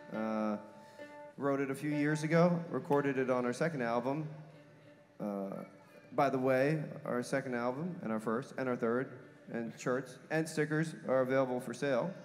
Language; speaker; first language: English; native; English